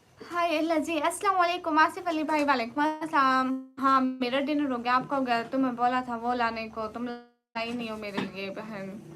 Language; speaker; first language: Urdu; non-native, local second language; Punjabi